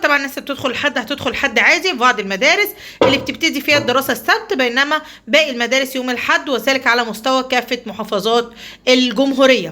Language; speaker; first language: Arabic; native; Arabic